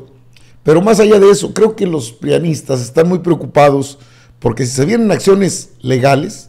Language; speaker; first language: Spanish; native; Spanish